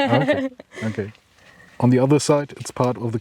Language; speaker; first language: English; non-native, fluent; German